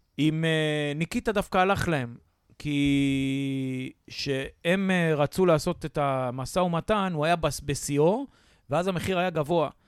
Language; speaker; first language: Hebrew; native; Hebrew